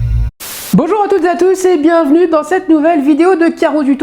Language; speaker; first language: French; native; French